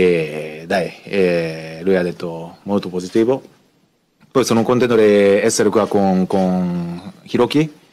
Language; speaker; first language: Italian; non-native, learner; Japanese